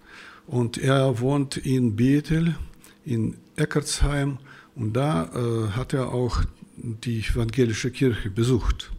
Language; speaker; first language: German; non-native, fluent; Russian